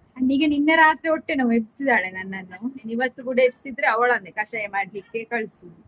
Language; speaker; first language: Kannada; native; Kannada